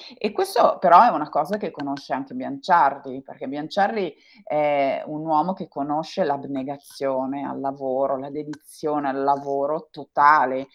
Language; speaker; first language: Italian; native; Italian